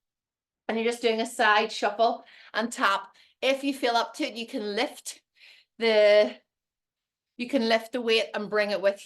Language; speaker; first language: English; native; English